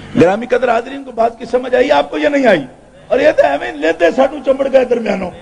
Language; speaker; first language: Urdu; non-native, local second language; Punjabi